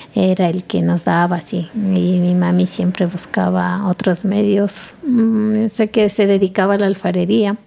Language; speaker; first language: Spanish; native; Spanish